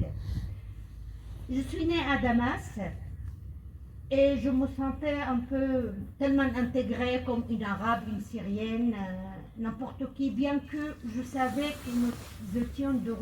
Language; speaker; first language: French; non-native, fluent; Arabic